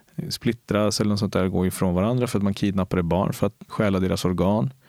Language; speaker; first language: Swedish; early bilingual, other home language; Spanish